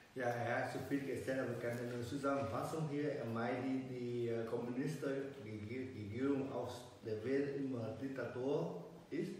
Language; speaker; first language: German; non-native, learner; Vietnamese